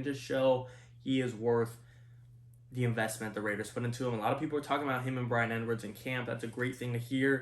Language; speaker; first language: English; native; English